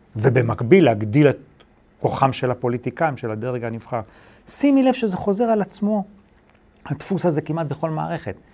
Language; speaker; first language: Hebrew; native; Hebrew